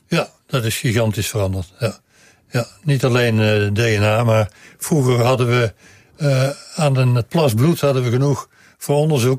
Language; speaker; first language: Dutch; native; Dutch